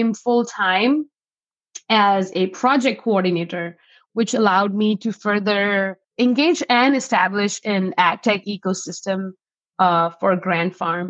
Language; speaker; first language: English; non-native, local second language; Hindi